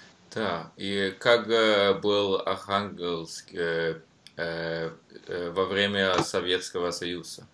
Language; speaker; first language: Russian; non-native, learner; Norwegian